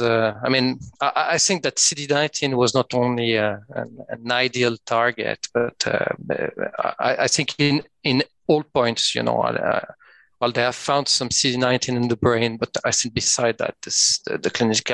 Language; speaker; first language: English; non-native, fluent; French